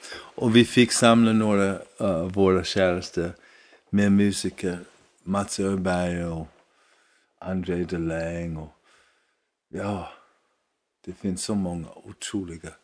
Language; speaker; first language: Swedish; non-native, fluent; English